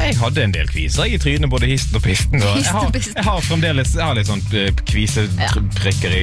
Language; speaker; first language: Norwegian; native; Norwegian